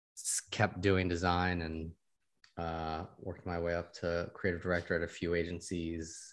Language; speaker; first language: English; native; English